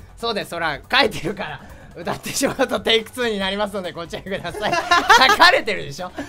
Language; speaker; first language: Japanese; native; Japanese